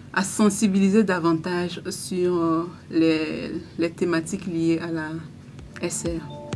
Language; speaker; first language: French; non-native, local second language; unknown